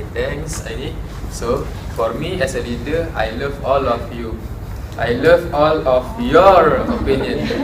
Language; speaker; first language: English; non-native, local second language; Malay